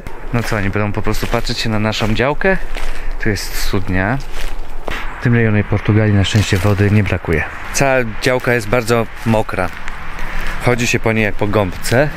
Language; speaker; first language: Polish; native; Polish